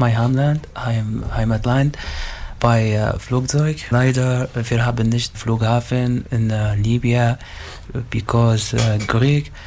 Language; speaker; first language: German; non-native, learner; Arabic